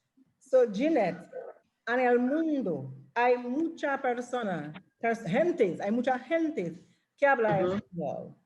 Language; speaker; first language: Spanish; non-native, learner; English